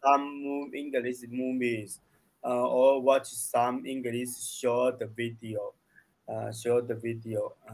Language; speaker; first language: English; non-native, learner; Chinese